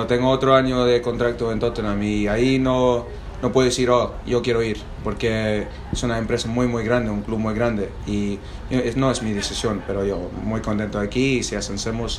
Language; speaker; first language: Spanish; non-native, fluent; English